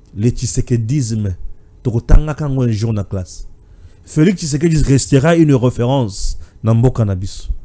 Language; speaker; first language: French; non-native, local second language; Luba-Lulua